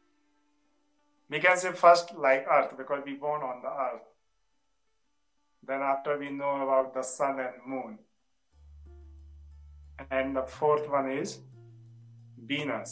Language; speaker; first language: English; non-native, local second language; Hindi